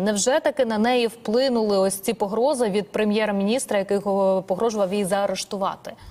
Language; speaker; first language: Ukrainian; native; Ukrainian